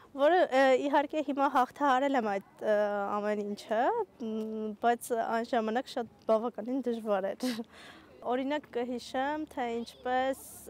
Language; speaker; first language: Armenian; native; Armenian